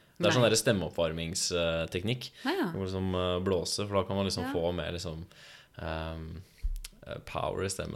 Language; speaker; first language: Norwegian; native; Norwegian